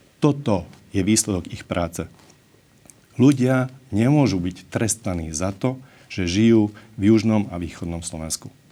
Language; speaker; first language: Slovak; non-native, local second language; Hungarian